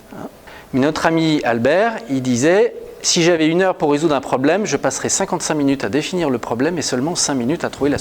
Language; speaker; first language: French; native; French